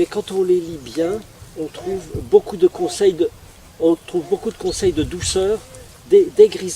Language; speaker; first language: French; native; French